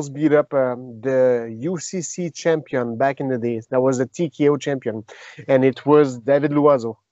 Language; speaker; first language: English; non-native, fluent; French